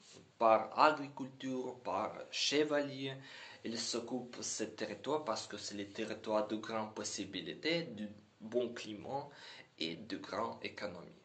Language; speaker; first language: French; non-native, learner; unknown